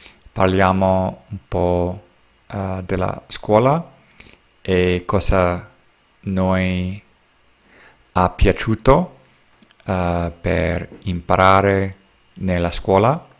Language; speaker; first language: Italian; non-native, learner; English